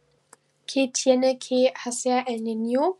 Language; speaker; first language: Spanish; non-native, learner; German